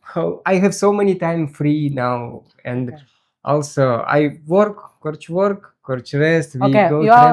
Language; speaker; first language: English; non-native, learner; Russian